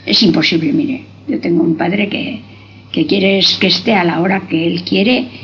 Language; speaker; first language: Spanish; non-native, local second language; Basque